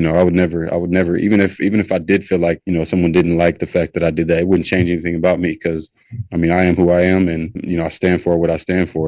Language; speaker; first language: English; native; English